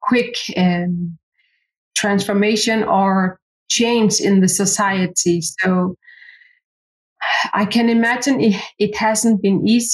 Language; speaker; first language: English; non-native, fluent; Kalaallisut